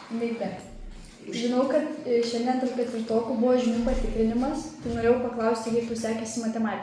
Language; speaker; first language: Lithuanian; non-native, local second language; Russian